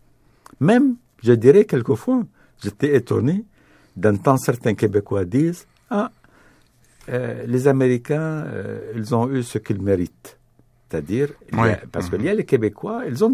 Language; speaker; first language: French; non-native, fluent; Arabic